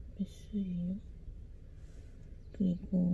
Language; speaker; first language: Korean; non-native, learner; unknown